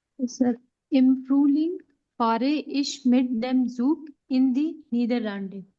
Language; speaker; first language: German; non-native, learner; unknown